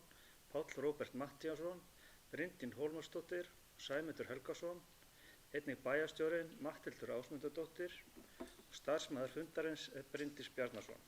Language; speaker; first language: Icelandic; native; Icelandic